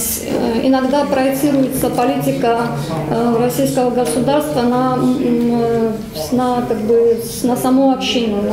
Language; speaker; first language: Russian; native; Russian